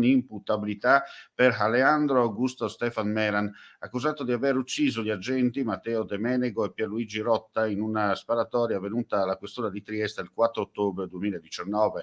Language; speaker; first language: Italian; native; Italian